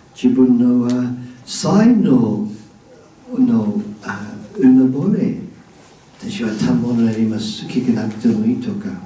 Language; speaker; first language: Japanese; non-native, fluent; English